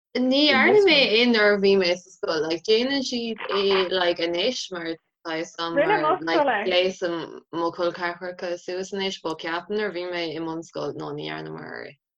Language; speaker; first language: Irish; native; Irish